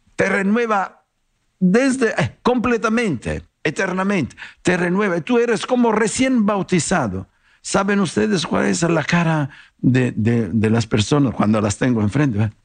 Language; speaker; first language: Spanish; non-native, fluent; Italian